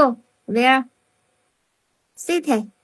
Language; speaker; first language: English; non-native, learner; Chinese